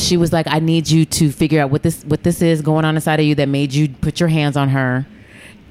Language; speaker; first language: English; native; English